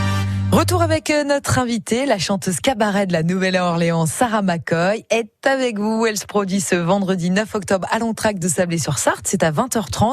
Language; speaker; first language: French; native; French